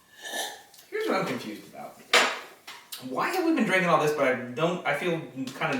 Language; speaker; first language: English; native; English